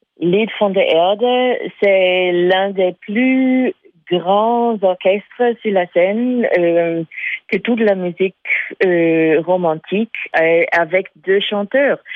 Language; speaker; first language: French; non-native, fluent; English